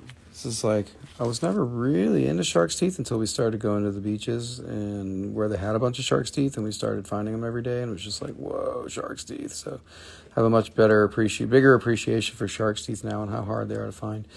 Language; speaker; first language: English; native; English